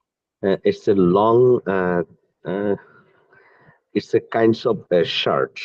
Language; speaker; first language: English; non-native, learner; Bangla